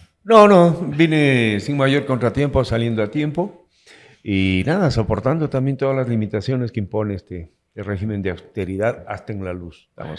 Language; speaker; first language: Spanish; native; Spanish